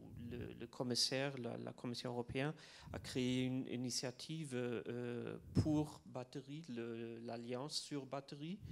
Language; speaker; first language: French; non-native, fluent; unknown